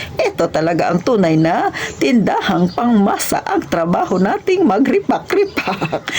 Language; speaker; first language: Filipino; non-native, local second language; Cebuano